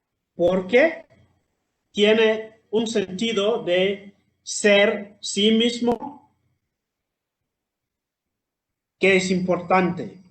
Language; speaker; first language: Spanish; non-native, fluent; Southern Sotho